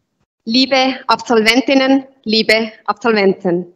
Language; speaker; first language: German; native; German